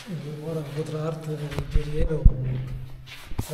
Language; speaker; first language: French; non-native, fluent; Romanian